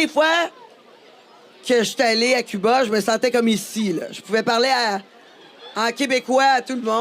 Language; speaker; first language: French; native; French